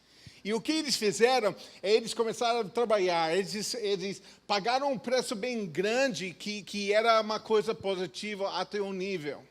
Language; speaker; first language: Portuguese; non-native, fluent; English